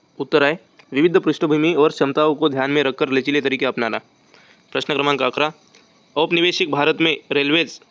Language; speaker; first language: Hindi; non-native, local second language; Marathi